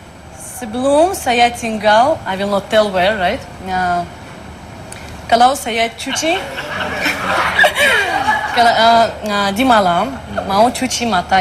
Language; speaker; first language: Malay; non-native, learner; Russian